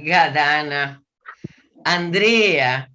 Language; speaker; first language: Portuguese; non-native, learner; Spanish